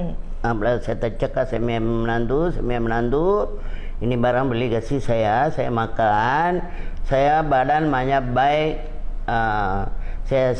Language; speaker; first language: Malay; non-native, local second language; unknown